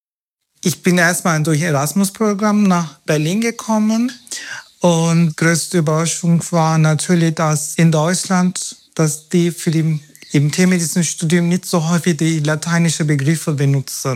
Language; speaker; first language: German; non-native, fluent; Turkish